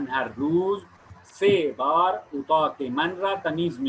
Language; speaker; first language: Persian; non-native, fluent; Urdu